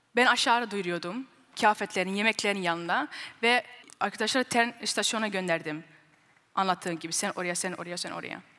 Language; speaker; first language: Turkish; early bilingual, heritage; Turkish